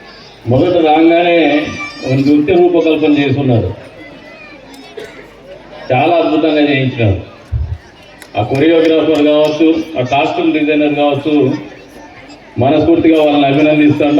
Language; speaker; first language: Telugu; native; Telugu